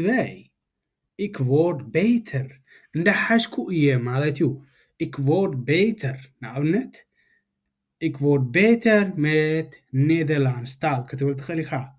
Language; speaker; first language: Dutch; non-native, fluent; Tigrinya